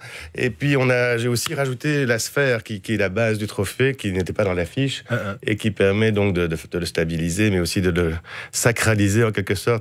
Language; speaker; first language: French; native; French